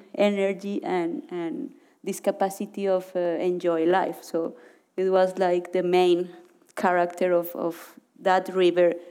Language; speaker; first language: English; non-native, learner; Spanish